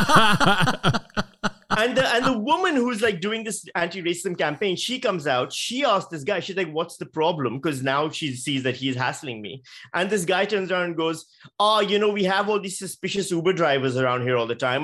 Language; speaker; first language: English; non-native, local second language; Urdu